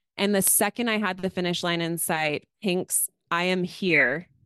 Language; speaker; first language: English; native; English